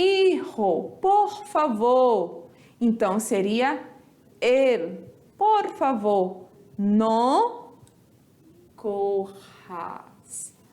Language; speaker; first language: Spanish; non-native, fluent; Portuguese